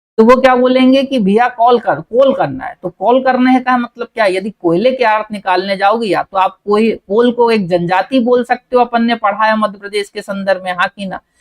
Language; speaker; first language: Hindi; native; Hindi